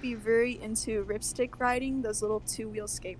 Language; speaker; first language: English; native; English